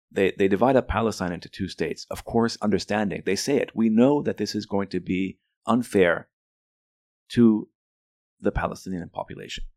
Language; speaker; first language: English; early bilingual, other home language; Arabic